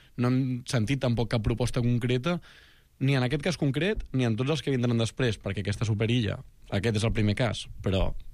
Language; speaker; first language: Catalan; native; Catalan